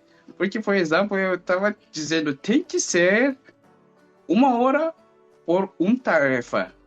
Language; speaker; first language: Portuguese; non-native, fluent; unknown